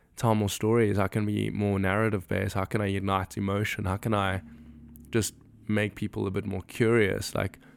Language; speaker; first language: English; native; English